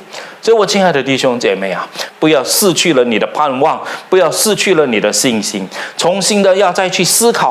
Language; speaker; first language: Chinese; native; Chinese